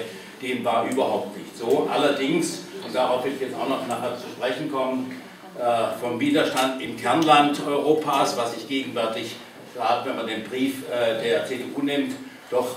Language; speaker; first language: German; native; German